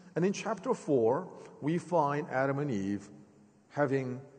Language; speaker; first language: English; native; English